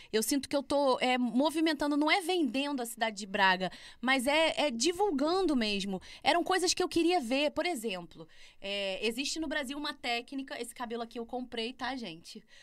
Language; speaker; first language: Portuguese; native; Portuguese